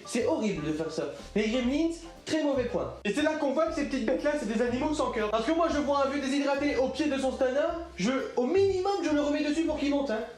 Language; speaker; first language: French; native; French